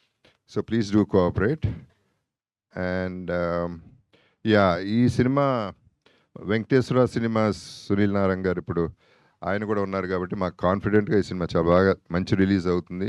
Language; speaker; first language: Telugu; native; Telugu